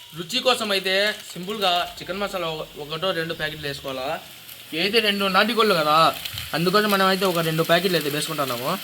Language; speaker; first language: Telugu; non-native, local second language; Urdu